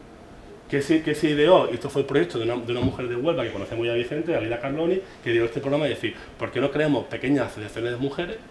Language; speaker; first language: Spanish; native; Spanish